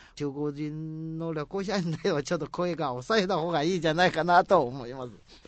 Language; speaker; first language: Japanese; non-native, fluent; Chinese